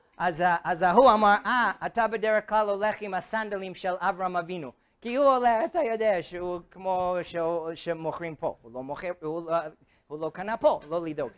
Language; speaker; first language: Hebrew; non-native, fluent; English